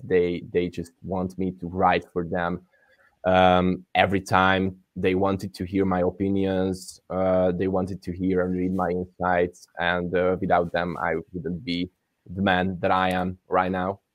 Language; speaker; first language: English; non-native, fluent; Hungarian